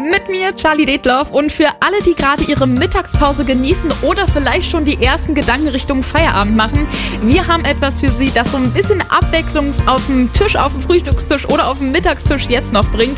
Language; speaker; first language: German; native; German